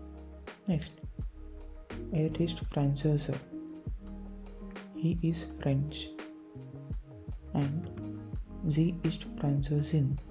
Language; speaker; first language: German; non-native, fluent; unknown